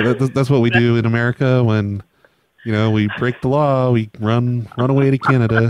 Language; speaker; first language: English; native; English